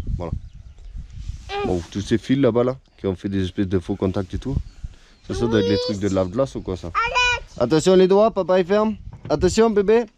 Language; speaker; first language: French; native; French